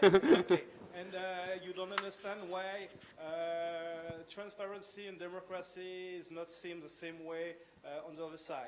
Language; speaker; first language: English; non-native, fluent; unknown